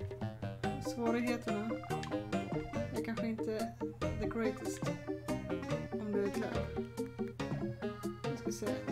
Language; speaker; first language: Swedish; native; Swedish